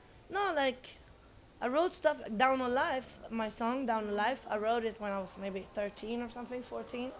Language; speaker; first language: English; non-native, fluent; Swedish